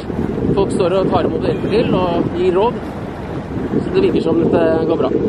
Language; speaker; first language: Norwegian; native; Norwegian